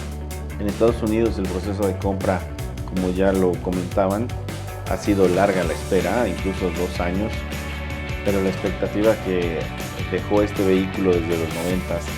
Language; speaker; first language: Spanish; native; Spanish